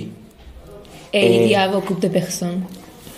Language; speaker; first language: French; non-native, learner; Spanish